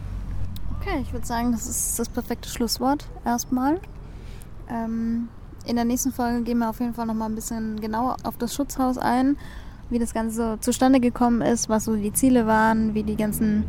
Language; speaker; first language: German; native; German